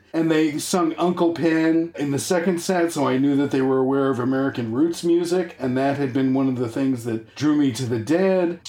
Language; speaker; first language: English; native; English